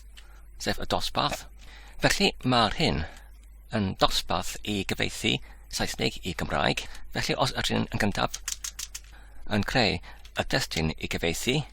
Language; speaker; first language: Welsh; non-native, learner; English